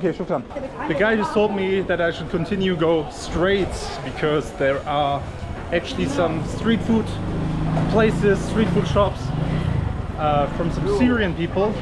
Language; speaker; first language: English; non-native, fluent; Turkish